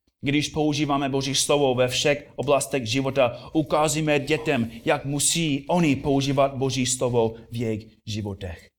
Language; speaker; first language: Czech; non-native, fluent; English